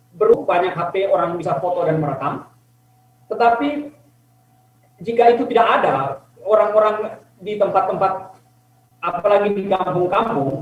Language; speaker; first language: Indonesian; native; Indonesian